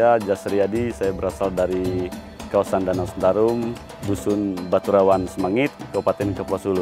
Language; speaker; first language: Indonesian; native; Indonesian